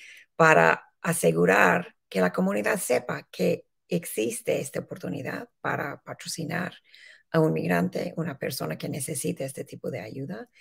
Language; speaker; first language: Spanish; early bilingual, heritage; Spanish